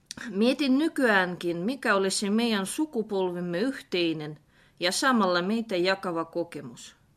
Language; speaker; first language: Finnish; non-native, fluent; Russian